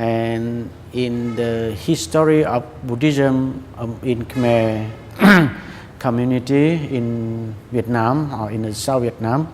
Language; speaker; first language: English; non-native, learner; Khmer